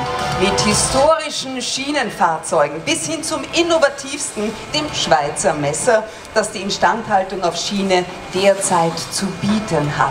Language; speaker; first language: German; native; German